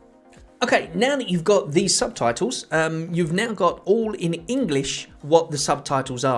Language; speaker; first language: English; native; English